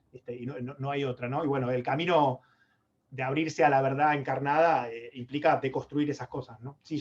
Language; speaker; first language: Spanish; native; Spanish